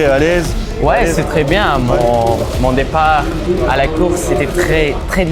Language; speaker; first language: French; non-native, learner; Luxembourgish